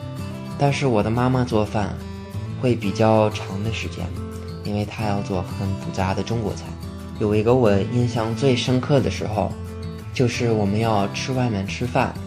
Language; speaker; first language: Chinese; early bilingual, heritage; English